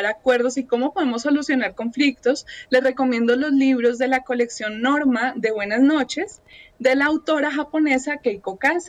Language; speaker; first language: Spanish; native; Spanish